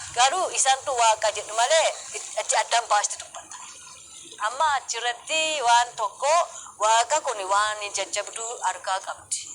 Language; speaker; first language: Oromo; non-native, fluent; Japanese